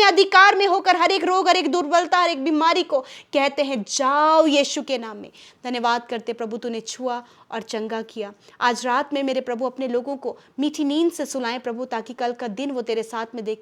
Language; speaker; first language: Hindi; native; Hindi